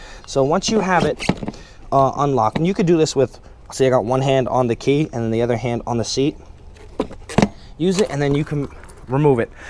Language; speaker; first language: English; native; English